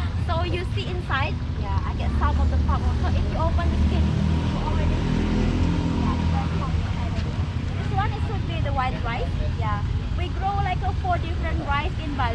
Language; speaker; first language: English; non-native, learner; Balinese